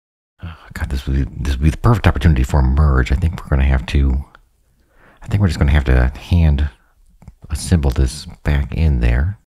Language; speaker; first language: English; native; English